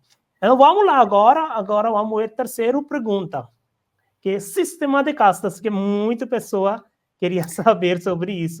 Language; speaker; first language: Portuguese; non-native, learner; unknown